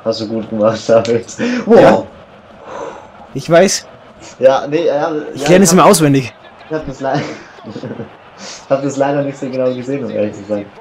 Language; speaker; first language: German; native; German